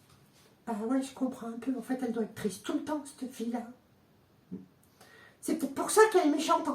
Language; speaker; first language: French; native; French